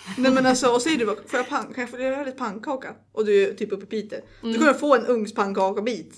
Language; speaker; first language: Swedish; native; Swedish